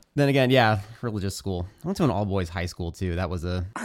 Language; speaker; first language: English; native; English